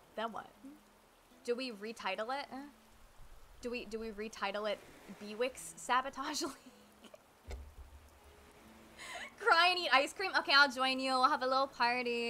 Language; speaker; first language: English; native; English